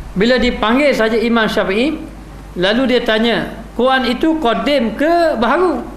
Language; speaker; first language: Malay; native; Malay